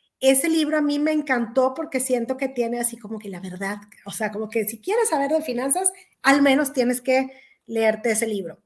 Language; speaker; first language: Spanish; native; Spanish